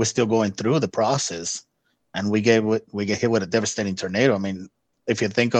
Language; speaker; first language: English; non-native, fluent; Spanish